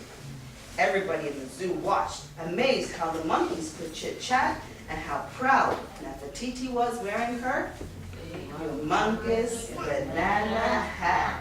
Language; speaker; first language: English; early bilingual, other home language; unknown